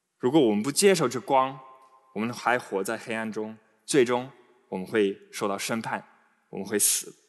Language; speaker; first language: Chinese; non-native, fluent; English